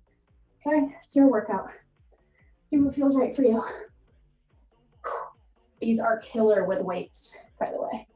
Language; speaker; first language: English; native; English